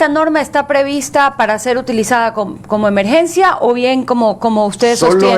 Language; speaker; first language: Spanish; native; Spanish